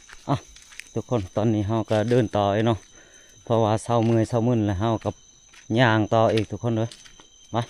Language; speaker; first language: Thai; non-native, local second language; Northeastern Thai